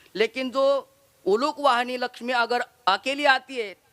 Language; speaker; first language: Hindi; non-native, local second language; Marathi